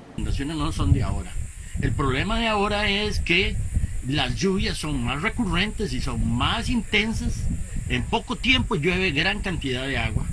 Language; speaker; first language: Spanish; native; Spanish